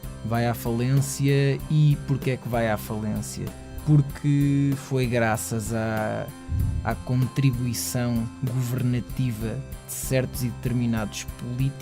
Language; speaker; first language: Portuguese; native; Portuguese